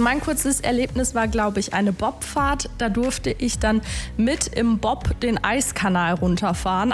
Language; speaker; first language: German; native; German